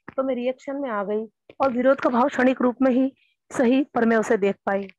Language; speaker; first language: Hindi; native; Hindi